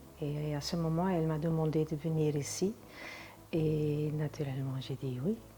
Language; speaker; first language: French; non-native, fluent; Dutch